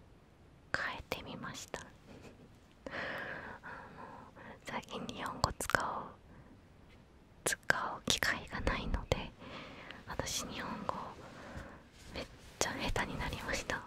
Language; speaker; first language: Japanese; non-native, fluent; Korean